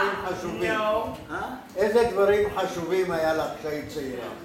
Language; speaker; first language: Hebrew; native; Hebrew